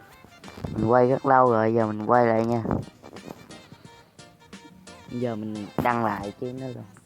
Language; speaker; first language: Vietnamese; native; Vietnamese